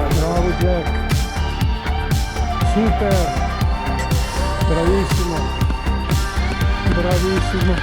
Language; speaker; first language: Italian; native; Italian